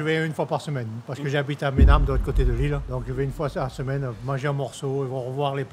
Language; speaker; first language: French; native; French